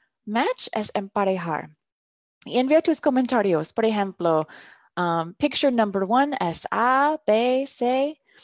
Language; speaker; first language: Spanish; non-native, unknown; English